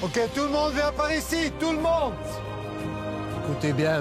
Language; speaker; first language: French; non-native, local second language; Dutch